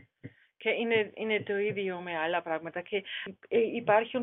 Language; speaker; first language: Greek; non-native, learner; German